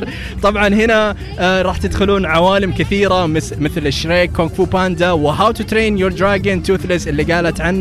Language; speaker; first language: Arabic; native; Arabic